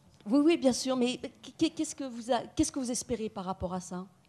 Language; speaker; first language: French; native; French